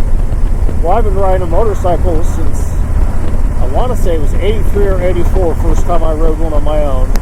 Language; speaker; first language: English; native; English